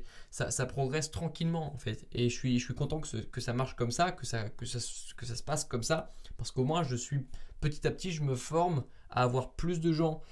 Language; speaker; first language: French; native; French